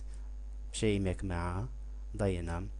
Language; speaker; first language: Polish; non-native, fluent; Arabic